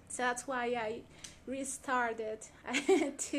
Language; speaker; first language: English; non-native, fluent; Spanish